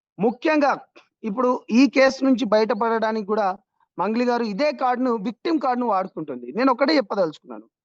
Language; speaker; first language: Telugu; non-native, local second language; Lambadi